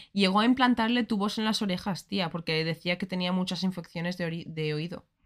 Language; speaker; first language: Spanish; native; Spanish